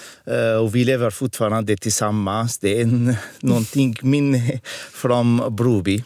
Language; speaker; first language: Swedish; non-native, fluent; Arabic